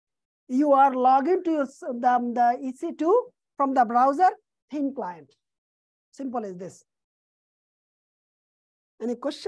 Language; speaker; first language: English; non-native, fluent; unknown